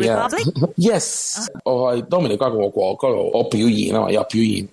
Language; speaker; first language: Cantonese; non-native, learner; Spanish